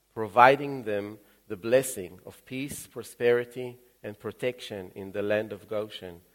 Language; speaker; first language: English; early bilingual, other home language; Russian